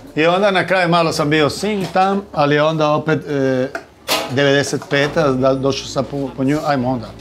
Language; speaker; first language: Croatian; non-native, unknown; Spanish